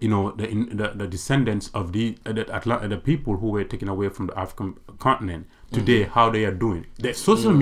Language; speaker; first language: English; non-native, local second language; Mandingo